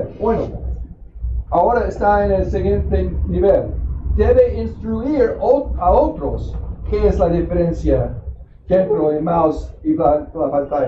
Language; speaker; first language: Spanish; non-native, fluent; English